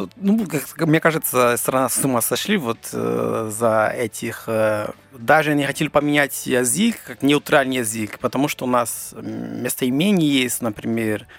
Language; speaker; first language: Russian; non-native, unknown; Portuguese